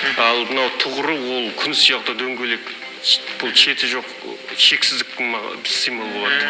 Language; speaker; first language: Kazakh; early bilingual, heritage; Kazakh